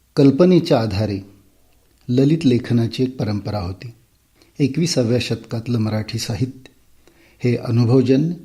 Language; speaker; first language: Marathi; native; Marathi